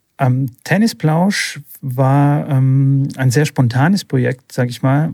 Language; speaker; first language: German; early bilingual, other home language; Bulgarian